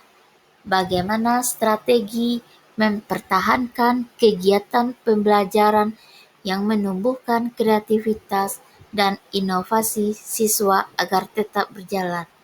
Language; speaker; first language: Indonesian; native; Indonesian